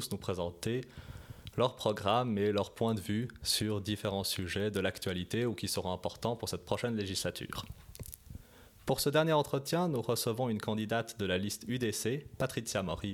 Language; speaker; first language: French; native; French